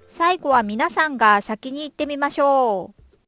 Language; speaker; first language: Japanese; non-native, fluent; Korean